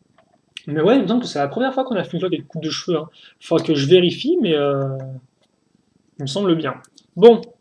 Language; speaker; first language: French; native; French